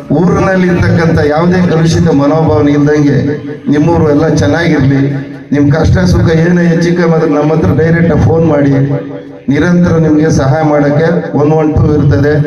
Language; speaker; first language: Kannada; non-native, local second language; Telugu